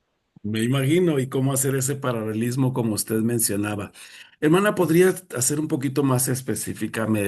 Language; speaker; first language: Spanish; native; Spanish